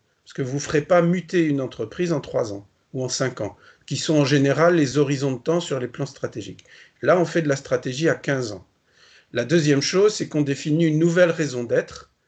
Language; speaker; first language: French; native; French